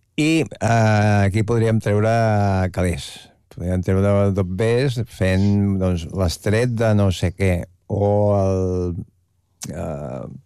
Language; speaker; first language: Catalan; native; Catalan